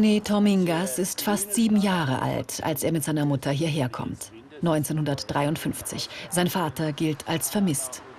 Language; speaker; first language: German; native; German